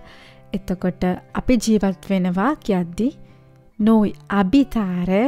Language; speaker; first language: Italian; non-native, fluent; Sinhala